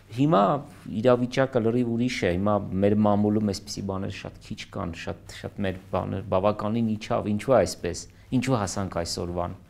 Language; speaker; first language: Armenian; native; Armenian